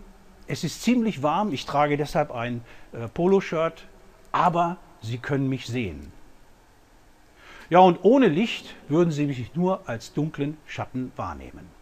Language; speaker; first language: German; native; German